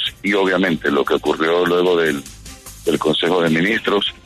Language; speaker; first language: Spanish; native; Spanish